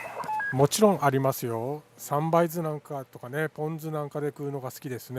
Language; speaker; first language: Japanese; native; Japanese